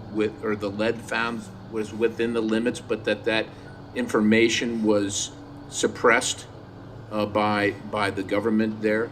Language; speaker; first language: English; native; English